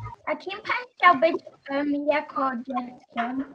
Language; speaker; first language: Polish; early bilingual, other home language; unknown